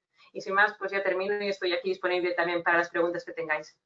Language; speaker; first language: Spanish; native; Spanish